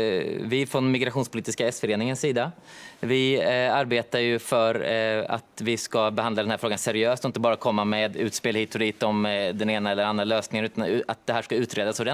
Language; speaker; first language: Swedish; native; Swedish